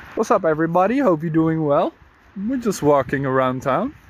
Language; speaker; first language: English; non-native, fluent; Dutch